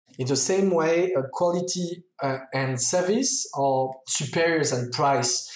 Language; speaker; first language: English; non-native, fluent; French